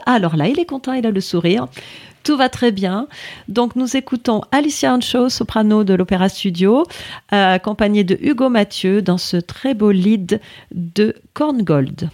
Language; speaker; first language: French; native; French